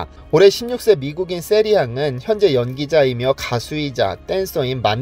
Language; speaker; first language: Korean; native; Korean